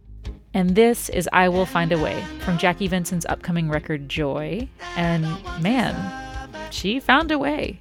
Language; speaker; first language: English; native; English